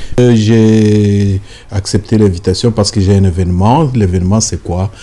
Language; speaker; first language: French; non-native, local second language; Lingala